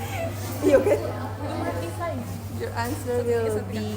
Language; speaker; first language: English; non-native, learner; Indonesian